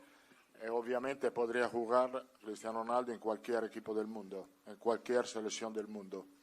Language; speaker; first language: Spanish; non-native, fluent; Italian